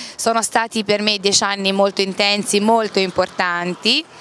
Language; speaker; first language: Italian; native; Italian